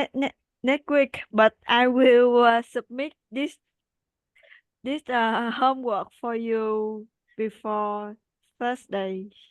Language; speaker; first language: English; non-native, learner; Vietnamese